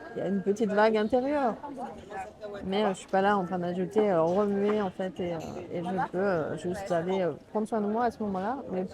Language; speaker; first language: French; native; French